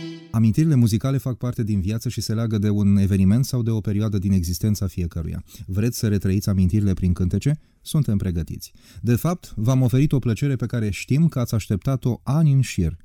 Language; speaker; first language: Romanian; native; Romanian